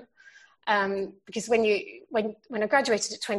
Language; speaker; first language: English; native; English